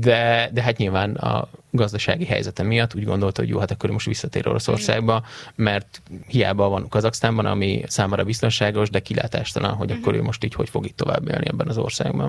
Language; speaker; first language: Hungarian; native; Hungarian